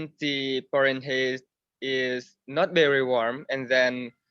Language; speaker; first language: English; non-native, learner; Indonesian